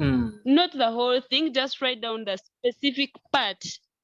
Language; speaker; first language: English; non-native, local second language; Nyankole